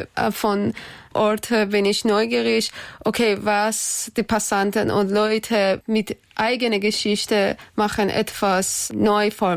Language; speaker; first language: German; non-native, learner; Persian